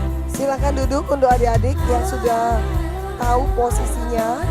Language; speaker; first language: Indonesian; native; Indonesian